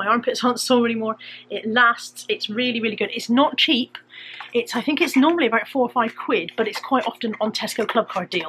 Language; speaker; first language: English; native; English